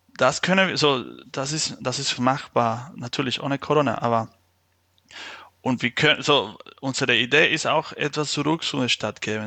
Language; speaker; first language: German; non-native, fluent; Spanish